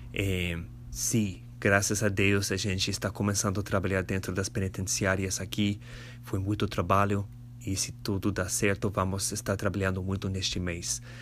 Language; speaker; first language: Portuguese; non-native, fluent; English